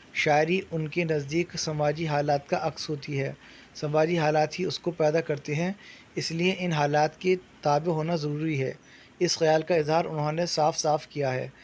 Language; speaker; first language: Urdu; native; Urdu